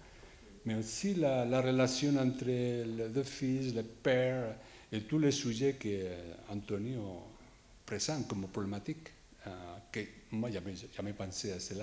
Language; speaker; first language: French; non-native, fluent; Spanish